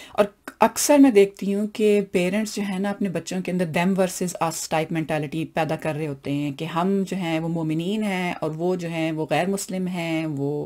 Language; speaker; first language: Urdu; non-native, local second language; Punjabi